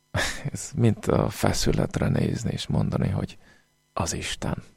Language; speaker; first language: Hungarian; non-native, fluent; English